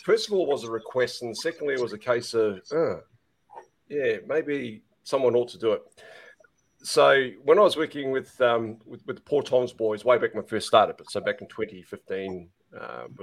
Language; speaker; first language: English; native; English